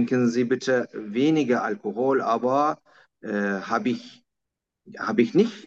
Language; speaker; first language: German; non-native, learner; Turkish